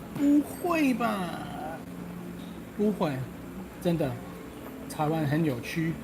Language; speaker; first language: Chinese; non-native, learner; English